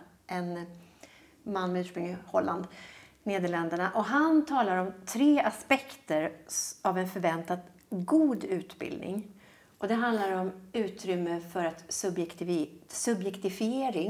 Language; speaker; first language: Swedish; native; Swedish